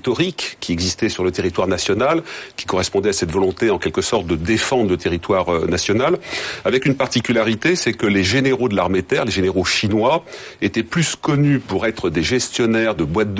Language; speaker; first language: French; native; French